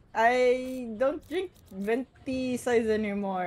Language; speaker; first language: English; non-native, local second language; Filipino